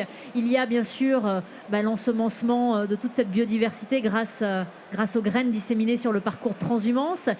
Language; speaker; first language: French; native; French